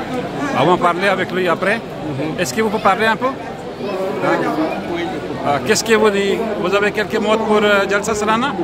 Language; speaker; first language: French; non-native, learner; Urdu